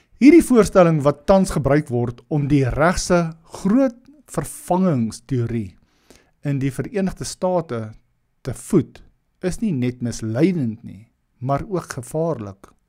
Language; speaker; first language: Afrikaans; non-native, local second language; English